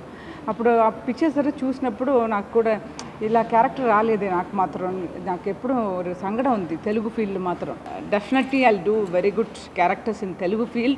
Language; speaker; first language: Telugu; non-native, learner; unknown